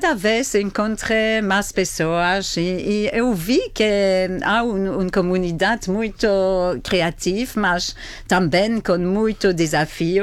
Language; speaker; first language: Portuguese; non-native, fluent; French